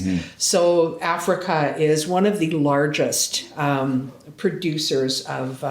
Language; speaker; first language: English; native; English